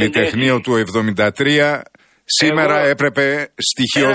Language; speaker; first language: Greek; native; Greek